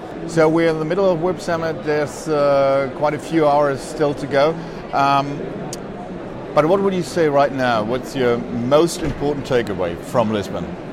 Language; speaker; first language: English; non-native, fluent; German